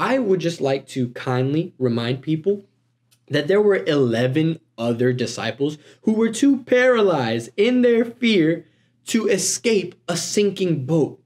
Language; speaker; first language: English; native; English